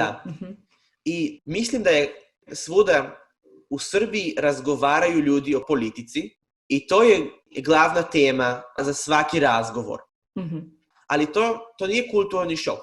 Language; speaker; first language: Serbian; non-native, fluent; Hebrew